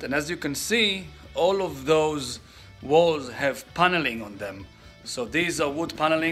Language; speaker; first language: English; non-native, fluent; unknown